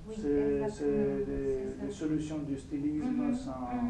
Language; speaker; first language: French; non-native, fluent; Italian